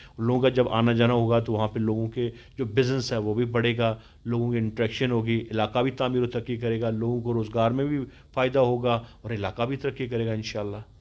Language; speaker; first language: Urdu; non-native, local second language; Pahari-Potwari